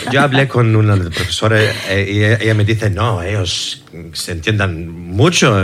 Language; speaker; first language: Spanish; non-native, learner; English